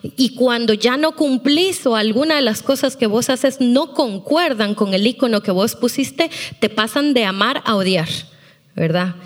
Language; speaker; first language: Spanish; native; Spanish